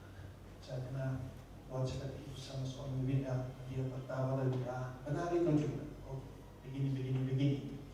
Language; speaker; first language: Indonesian; non-native, fluent; Dutch